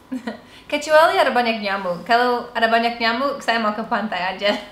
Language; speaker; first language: Indonesian; non-native, fluent; English